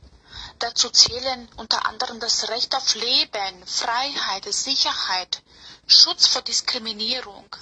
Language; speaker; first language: German; early bilingual, other home language; Bosnian